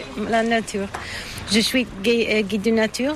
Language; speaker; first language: French; non-native, learner; Bulgarian